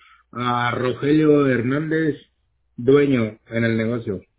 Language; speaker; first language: Spanish; native; Spanish